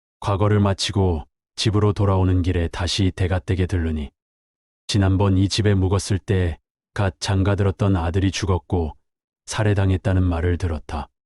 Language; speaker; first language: Korean; native; Korean